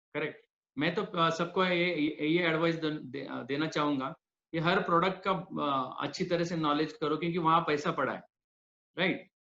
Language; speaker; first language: Hindi; non-native, local second language; Marathi